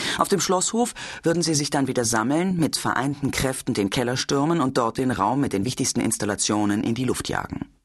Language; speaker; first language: German; native; German